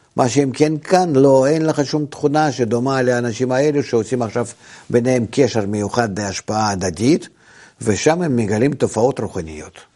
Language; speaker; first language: Hebrew; non-native, fluent; Russian